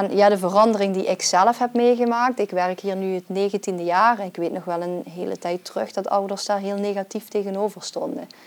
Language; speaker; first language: Dutch; native; Dutch